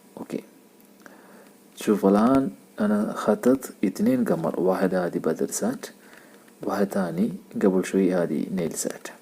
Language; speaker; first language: Arabic; non-native, learner; Malayalam